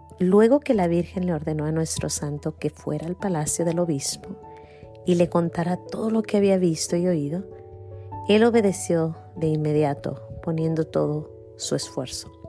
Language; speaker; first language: Spanish; native; Spanish